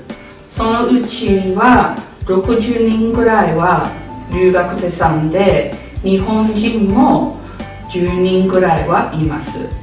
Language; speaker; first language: Japanese; non-native, fluent; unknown